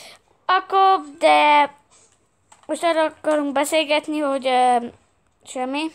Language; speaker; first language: Hungarian; early bilingual, heritage; Hungarian